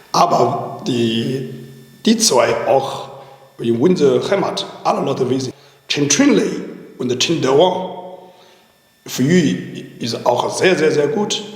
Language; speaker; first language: German; non-native, learner; Chinese